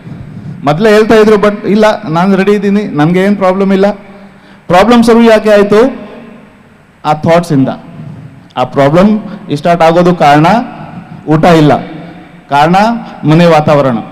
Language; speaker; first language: Kannada; non-native, fluent; Hindi